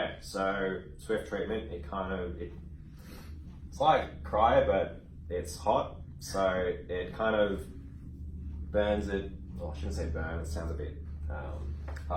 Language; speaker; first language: English; native; English